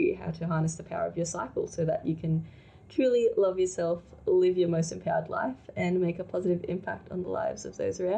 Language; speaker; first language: English; non-native, local second language; Filipino